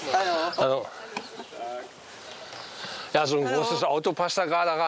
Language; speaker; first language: German; native; German